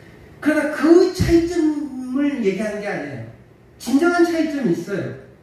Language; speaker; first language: Korean; native; Korean